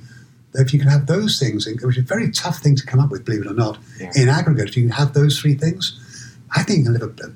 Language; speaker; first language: English; native; English